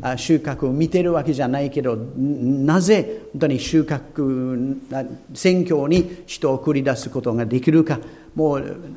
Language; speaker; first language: Japanese; non-native, fluent; English